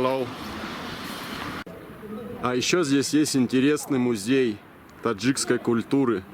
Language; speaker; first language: Russian; native; Russian